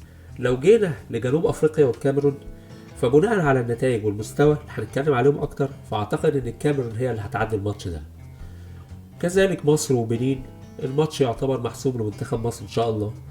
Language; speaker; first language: Arabic; native; Arabic